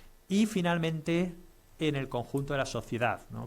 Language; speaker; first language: Spanish; native; Spanish